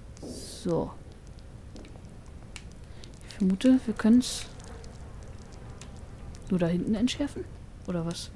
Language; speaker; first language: German; native; German